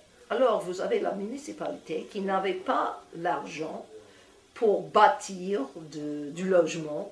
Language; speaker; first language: French; non-native, fluent; English